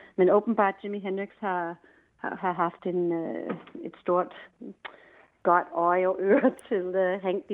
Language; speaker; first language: Danish; non-native, fluent; English